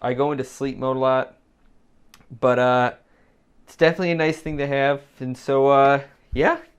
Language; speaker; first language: English; native; English